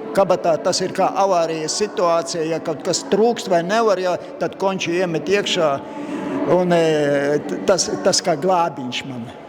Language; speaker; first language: Latvian; non-native, local second language; Russian